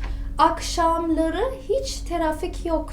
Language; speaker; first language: Turkish; non-native, fluent; Persian